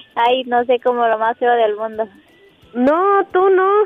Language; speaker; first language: Spanish; native; Spanish